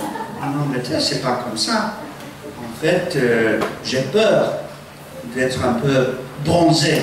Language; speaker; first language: French; non-native, fluent; English